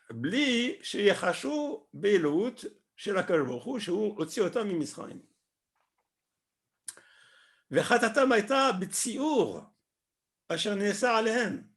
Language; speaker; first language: Hebrew; non-native, fluent; French